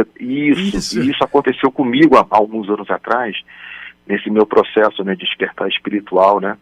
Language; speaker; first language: Portuguese; native; Portuguese